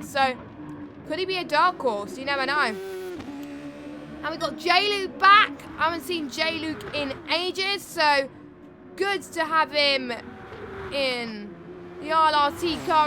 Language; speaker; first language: English; native; English